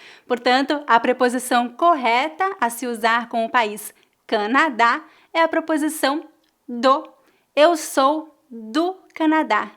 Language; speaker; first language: Portuguese; native; Portuguese